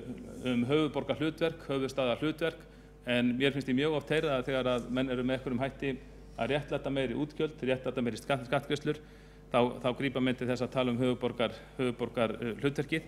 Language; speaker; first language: Icelandic; native; Icelandic